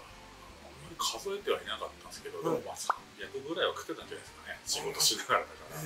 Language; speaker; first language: Japanese; native; Japanese